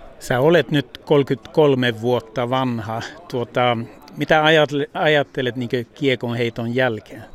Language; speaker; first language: Finnish; early bilingual, heritage; Finnish